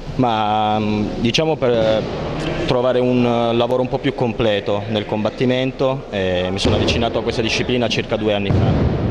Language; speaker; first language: Italian; native; Italian